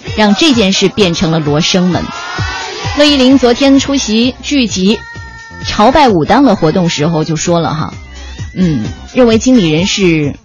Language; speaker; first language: Chinese; native; Chinese